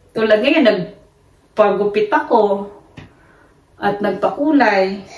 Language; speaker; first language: Filipino; native; Filipino